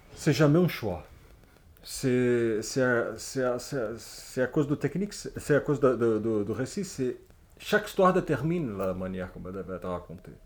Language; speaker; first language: French; non-native, fluent; Portuguese